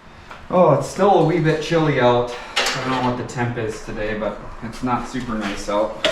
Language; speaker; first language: English; native; English